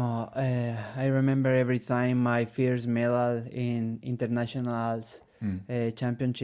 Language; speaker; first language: English; non-native, learner; Spanish